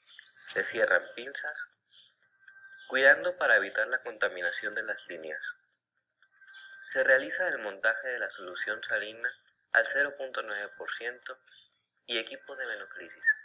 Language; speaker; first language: Spanish; native; Spanish